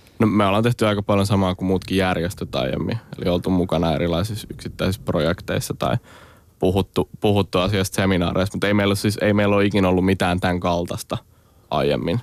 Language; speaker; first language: Finnish; native; Finnish